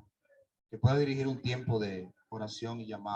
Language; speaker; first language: Spanish; native; Spanish